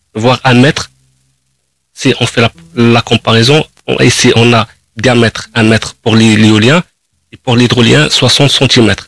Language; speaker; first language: French; non-native, local second language; Arabic